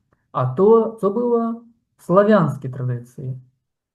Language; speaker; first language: Polish; non-native, fluent; Ukrainian